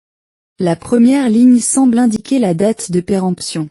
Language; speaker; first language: French; non-native, learner; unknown